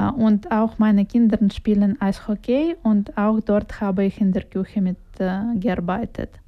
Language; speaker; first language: German; non-native, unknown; Russian